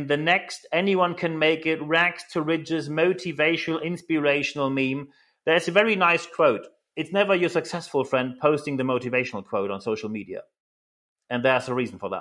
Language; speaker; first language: English; non-native, fluent; German